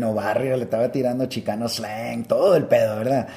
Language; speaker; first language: Spanish; early bilingual, other home language; English